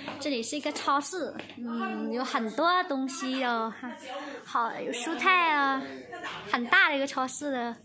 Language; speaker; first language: Chinese; non-native, fluent; Vietnamese